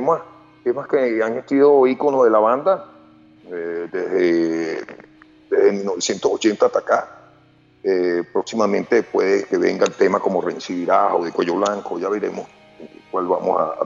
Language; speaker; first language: Spanish; native; Spanish